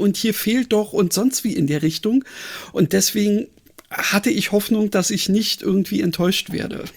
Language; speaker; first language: German; native; German